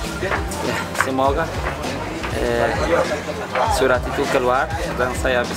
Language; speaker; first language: Indonesian; non-native, fluent; Portuguese